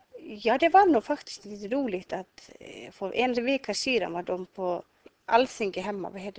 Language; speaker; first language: Swedish; non-native, learner; Icelandic